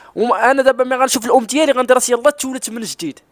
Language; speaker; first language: Arabic; non-native, local second language; Spanish